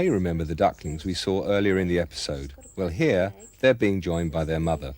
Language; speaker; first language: English; native; English